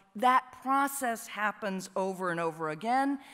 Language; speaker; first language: English; native; English